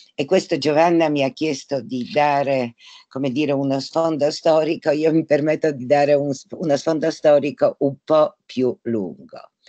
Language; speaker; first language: Italian; non-native, fluent; Polish